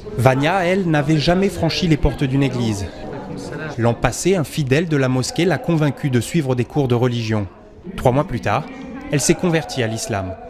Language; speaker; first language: French; native; French